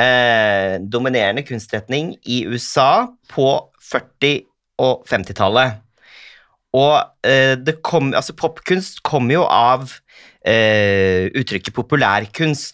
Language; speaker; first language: Norwegian; native; Norwegian